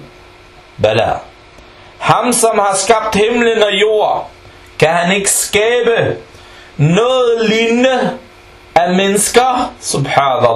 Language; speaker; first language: Danish; non-native, fluent; Arabic